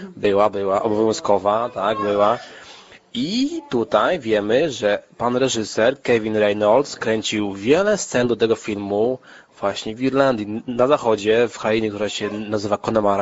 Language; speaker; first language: Polish; native; Polish